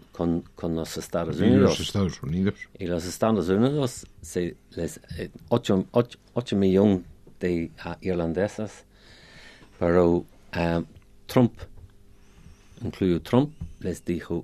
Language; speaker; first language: Spanish; non-native, fluent; English